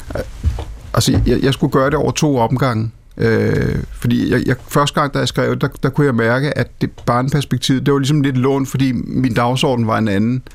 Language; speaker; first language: Danish; native; Danish